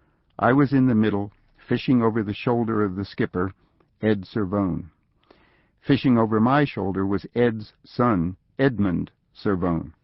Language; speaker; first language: English; native; English